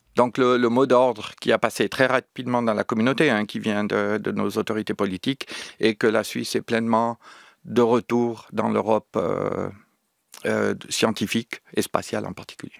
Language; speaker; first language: French; native; French